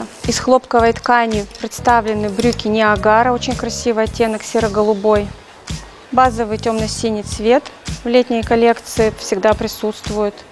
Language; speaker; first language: Russian; native; Russian